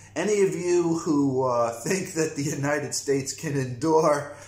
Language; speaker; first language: English; native; English